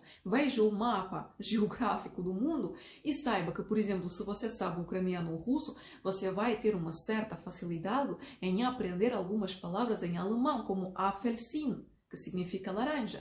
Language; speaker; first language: Portuguese; non-native, fluent; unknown